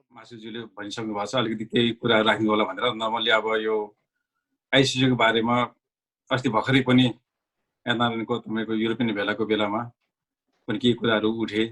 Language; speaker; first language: Nepali; native; Nepali